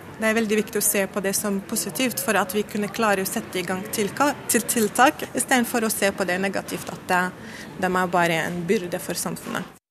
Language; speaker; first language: Norwegian; non-native, fluent; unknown